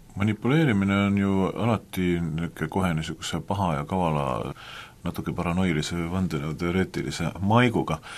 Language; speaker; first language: Estonian; native; Estonian